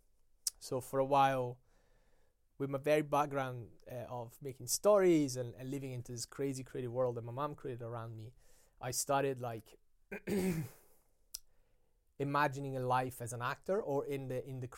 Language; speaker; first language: English; non-native, fluent; Italian